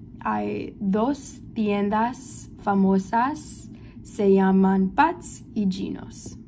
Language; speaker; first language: Spanish; non-native, learner; English